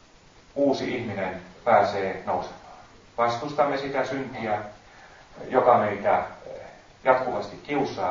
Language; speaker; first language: Finnish; native; Finnish